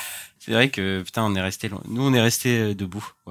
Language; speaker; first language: French; native; French